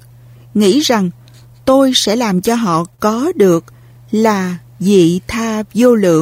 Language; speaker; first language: Vietnamese; native; Vietnamese